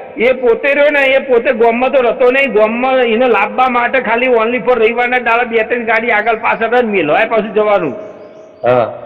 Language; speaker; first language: Gujarati; native; Gujarati